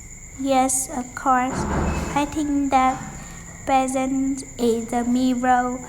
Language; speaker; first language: English; non-native, learner; Vietnamese